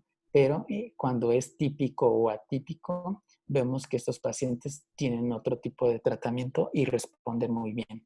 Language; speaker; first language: Spanish; native; Spanish